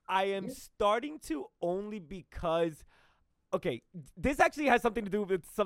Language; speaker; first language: English; early bilingual, other home language; Spanish